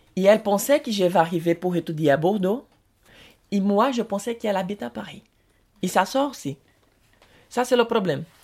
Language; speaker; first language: French; non-native, learner; Portuguese